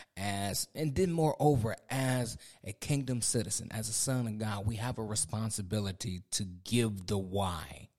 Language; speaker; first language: English; native; English